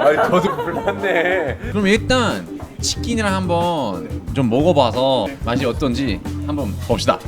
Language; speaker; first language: Korean; non-native, fluent; English